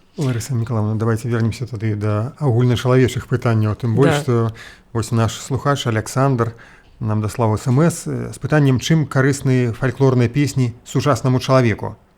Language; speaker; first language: Belarusian; native; Belarusian